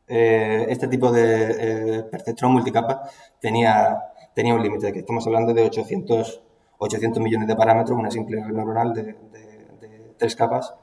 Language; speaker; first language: Spanish; native; Spanish